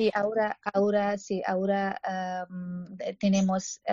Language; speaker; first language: Spanish; non-native, learner; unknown